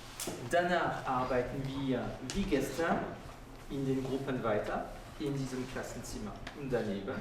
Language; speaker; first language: German; non-native, fluent; French